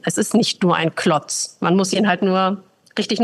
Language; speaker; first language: German; native; German